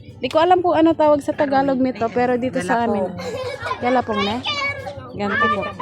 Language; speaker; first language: Filipino; non-native, local second language; Bikol